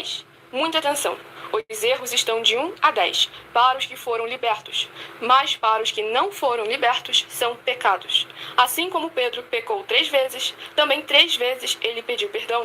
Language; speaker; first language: Portuguese; native; Portuguese